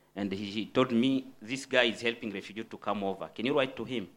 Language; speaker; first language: English; non-native, fluent; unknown